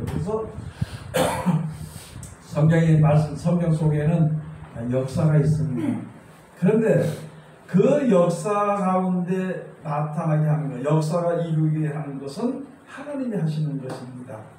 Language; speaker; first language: Korean; native; Korean